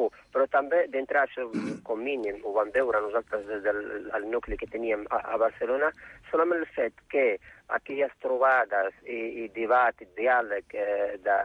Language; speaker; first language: Catalan; non-native, fluent; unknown